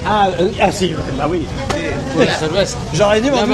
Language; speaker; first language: French; native; French